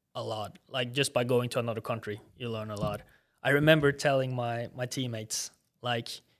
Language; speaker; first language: English; non-native, fluent; Norwegian